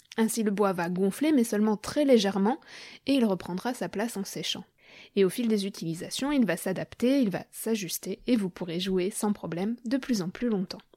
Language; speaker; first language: French; native; French